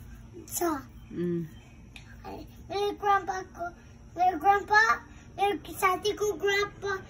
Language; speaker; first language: Nepali; early bilingual, heritage; Nepali